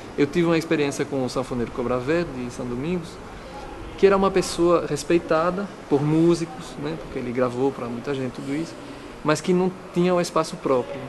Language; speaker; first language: Portuguese; non-native, fluent; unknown